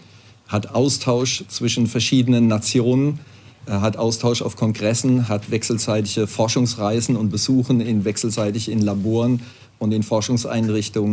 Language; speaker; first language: German; native; German